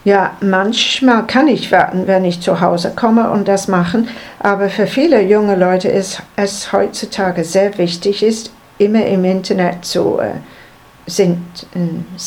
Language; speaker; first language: German; non-native, learner; English